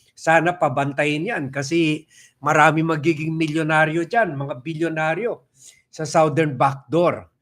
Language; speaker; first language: Filipino; native; Filipino